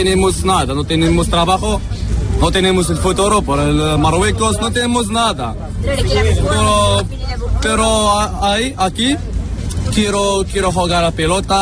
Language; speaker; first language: Spanish; non-native, learner; Arabic